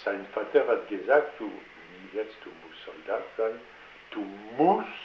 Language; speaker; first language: German; non-native, learner; French